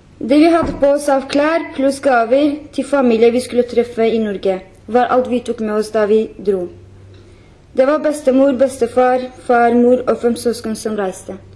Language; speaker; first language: Norwegian; non-native, fluent; Kurdish